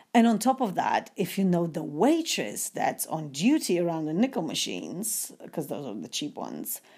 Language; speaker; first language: English; non-native, fluent; Polish